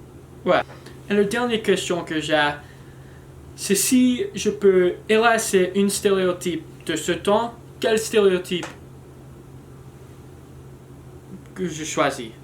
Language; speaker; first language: French; non-native, learner; English